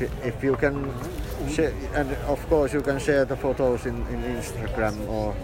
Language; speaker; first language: English; non-native, fluent; Finnish